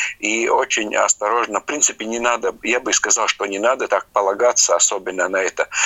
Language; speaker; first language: Russian; non-native, local second language; Latvian